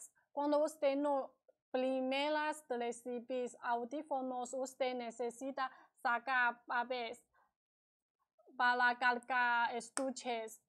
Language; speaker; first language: Spanish; non-native, learner; Chinese